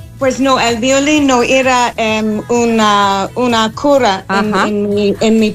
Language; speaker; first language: Spanish; non-native, fluent; English